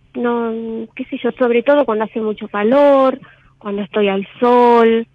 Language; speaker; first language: Spanish; native; Spanish